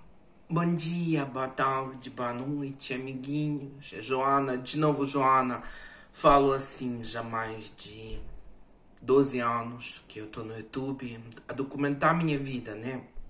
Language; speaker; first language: Portuguese; non-native, fluent; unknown